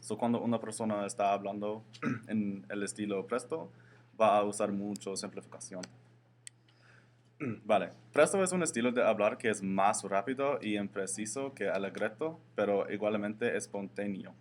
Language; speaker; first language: Spanish; non-native, learner; English